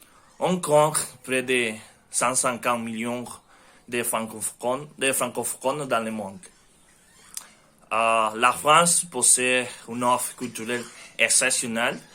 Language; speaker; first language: French; non-native, learner; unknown